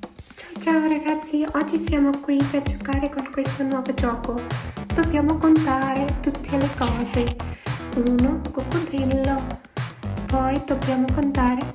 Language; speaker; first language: Italian; non-native, fluent; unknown